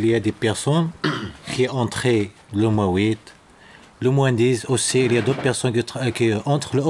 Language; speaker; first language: French; non-native, learner; Arabic